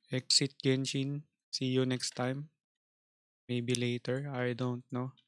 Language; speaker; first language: English; non-native, local second language; Filipino